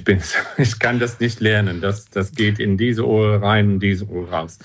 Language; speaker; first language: German; non-native, learner; English